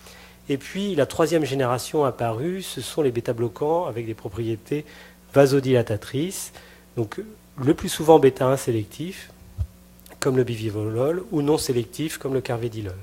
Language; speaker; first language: French; native; French